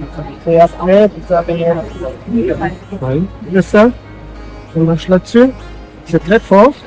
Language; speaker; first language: French; non-native, learner; German